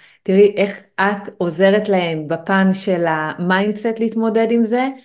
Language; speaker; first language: Hebrew; native; Hebrew